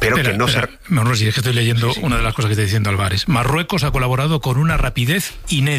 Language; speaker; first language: Spanish; native; Spanish